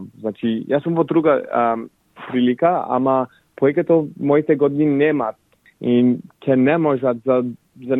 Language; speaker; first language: Macedonian; early bilingual, heritage; English